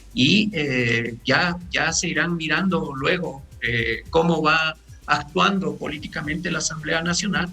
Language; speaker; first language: Spanish; native; Spanish